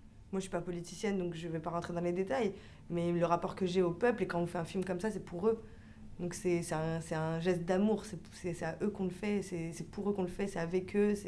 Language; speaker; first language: French; early bilingual, other home language; Arabic